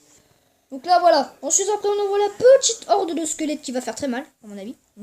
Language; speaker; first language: French; native; French